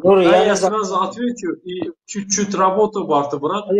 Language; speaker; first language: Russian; non-native, local second language; Turkmen